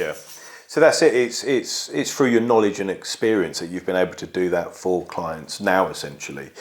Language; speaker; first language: English; native; English